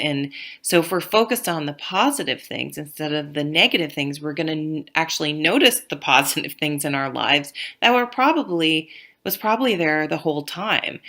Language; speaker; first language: English; native; English